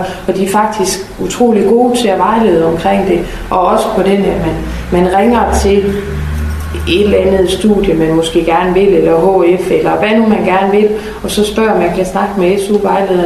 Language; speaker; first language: Danish; native; Danish